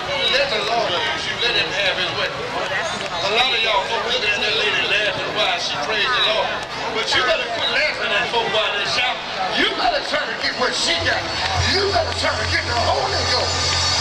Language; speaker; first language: English; native; English